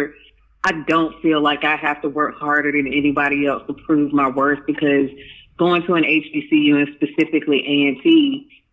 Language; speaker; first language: English; native; English